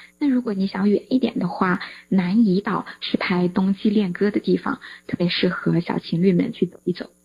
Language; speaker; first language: Chinese; native; Chinese